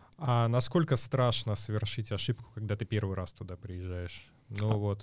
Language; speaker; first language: Russian; native; Russian